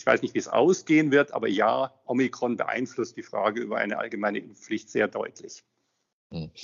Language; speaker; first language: German; native; German